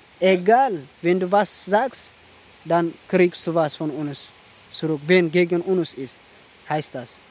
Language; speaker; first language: German; non-native, learner; Tigrinya